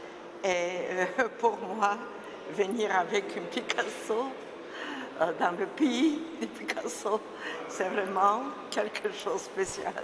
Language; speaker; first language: French; non-native, fluent; Russian